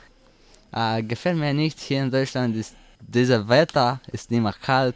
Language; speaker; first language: German; non-native, learner; Romanian